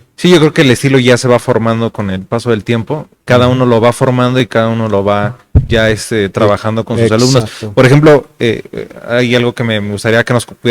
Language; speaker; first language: Spanish; native; Spanish